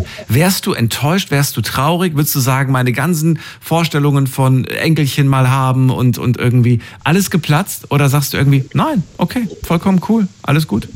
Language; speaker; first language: German; native; German